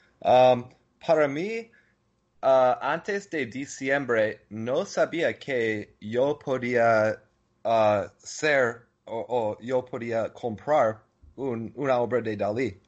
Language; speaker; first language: Spanish; non-native, learner; English